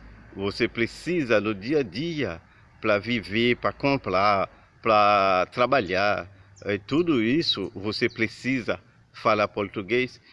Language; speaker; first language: Portuguese; non-native, learner; Haitian Creole